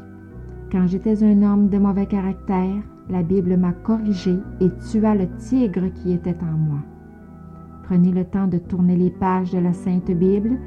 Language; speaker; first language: French; native; French